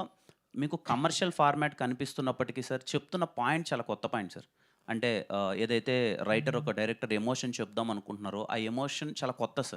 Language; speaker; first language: Telugu; native; Telugu